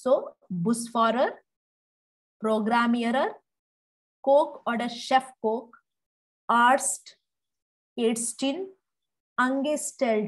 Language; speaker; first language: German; non-native, fluent; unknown